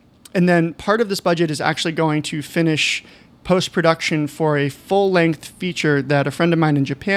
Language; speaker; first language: English; native; English